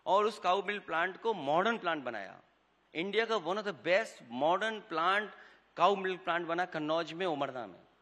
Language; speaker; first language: Hindi; native; Hindi